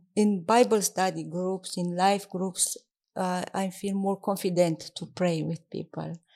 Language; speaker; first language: English; non-native, learner; Romanian